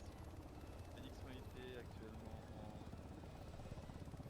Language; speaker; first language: French; native; French